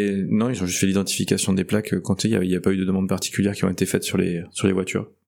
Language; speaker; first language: French; native; French